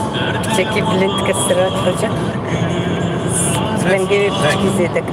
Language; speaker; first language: Turkish; non-native, learner; Kurdish